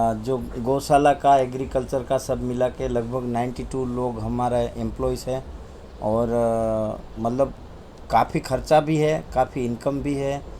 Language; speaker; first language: Hindi; non-native, local second language; Gujarati